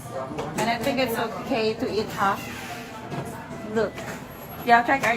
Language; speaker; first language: English; non-native, local second language; Filipino